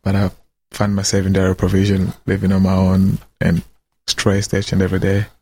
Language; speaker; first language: English; non-native, local second language; Kinyarwanda